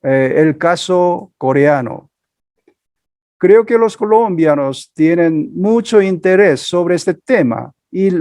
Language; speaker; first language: Spanish; non-native, fluent; Korean